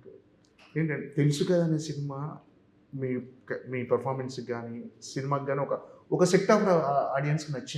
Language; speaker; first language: Telugu; native; Telugu